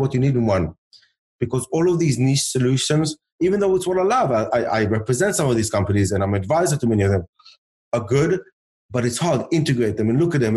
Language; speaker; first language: English; early bilingual, other home language; Hebrew